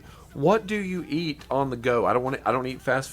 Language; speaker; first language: English; native; English